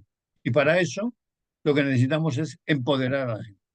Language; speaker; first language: Spanish; native; Spanish